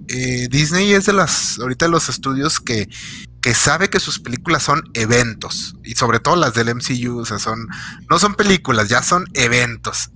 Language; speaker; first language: Spanish; native; Spanish